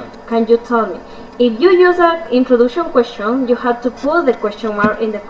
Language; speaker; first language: English; non-native, fluent; Spanish